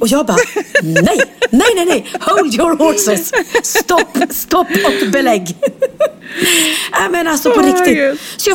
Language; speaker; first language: Swedish; native; Swedish